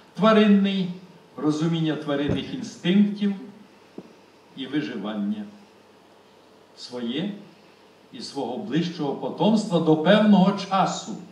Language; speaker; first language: Ukrainian; native; Ukrainian